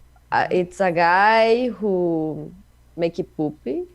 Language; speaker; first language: English; non-native, learner; Portuguese